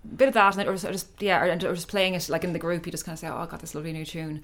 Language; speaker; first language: English; native; English